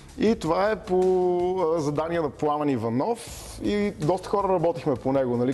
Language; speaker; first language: Bulgarian; native; Bulgarian